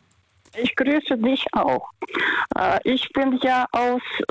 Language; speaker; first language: German; non-native, fluent; Russian